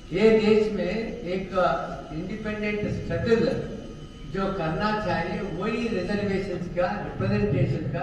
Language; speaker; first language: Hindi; non-native, local second language; Telugu